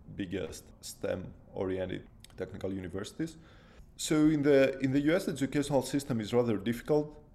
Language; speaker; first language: English; non-native, fluent; Greek